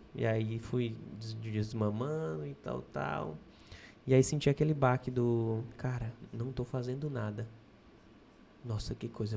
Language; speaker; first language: Portuguese; native; Portuguese